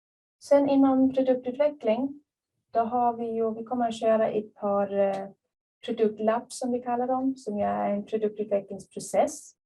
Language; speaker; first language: Swedish; native; Swedish